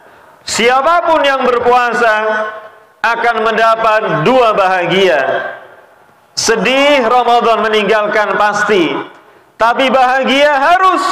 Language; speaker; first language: Indonesian; native; Indonesian